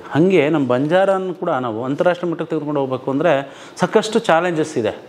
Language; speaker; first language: Kannada; non-native, local second language; Lambadi